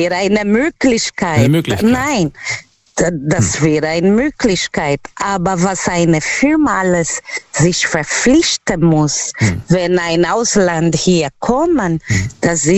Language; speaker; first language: German; non-native, learner; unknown